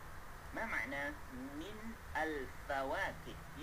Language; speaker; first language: Arabic; non-native, fluent; Malay